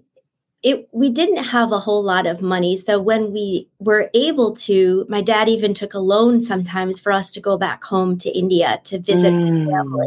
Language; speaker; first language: English; early bilingual, other home language; Bangla